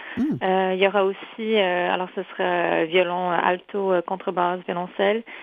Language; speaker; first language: French; early bilingual, other home language; Polish